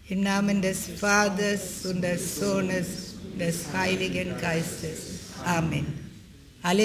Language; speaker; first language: German; non-native, fluent; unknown